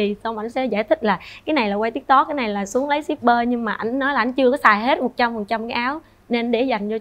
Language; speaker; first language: Vietnamese; native; Vietnamese